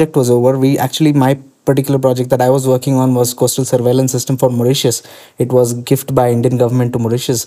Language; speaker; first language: English; non-native, local second language; Kannada